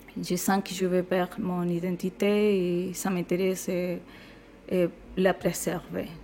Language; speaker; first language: French; non-native, fluent; Spanish